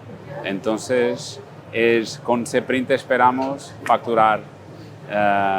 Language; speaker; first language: Spanish; non-native, fluent; Portuguese